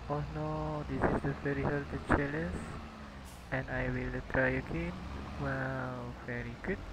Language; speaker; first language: English; non-native, learner; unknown